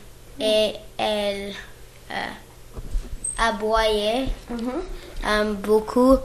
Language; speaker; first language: French; early bilingual, other home language; English